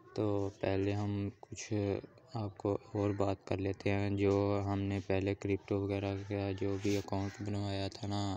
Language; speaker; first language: Urdu; non-native, local second language; Punjabi